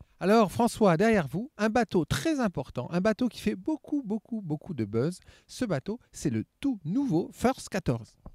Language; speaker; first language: French; native; French